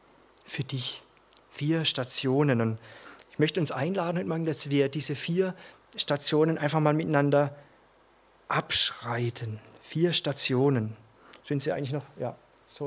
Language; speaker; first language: German; native; German